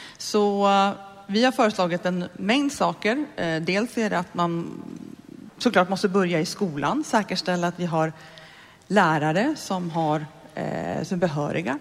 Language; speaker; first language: Swedish; native; Swedish